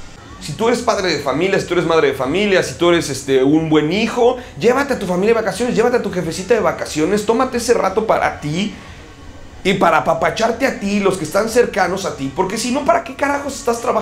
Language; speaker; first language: Spanish; native; Spanish